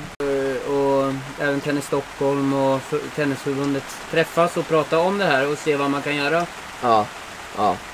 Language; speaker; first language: Swedish; native; Swedish